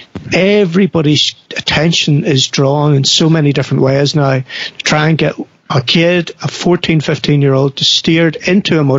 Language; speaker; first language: English; native; English